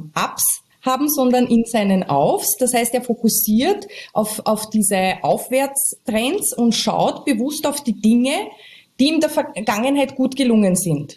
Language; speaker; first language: German; native; German